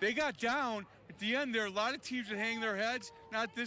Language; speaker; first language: English; native; English